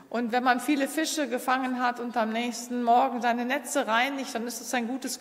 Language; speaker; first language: German; native; German